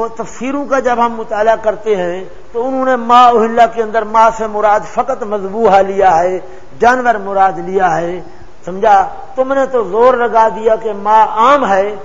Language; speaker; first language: Urdu; non-native, local second language; Saraiki